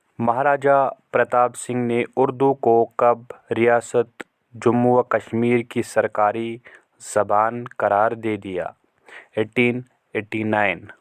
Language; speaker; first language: Urdu; non-native, local second language; Kashmiri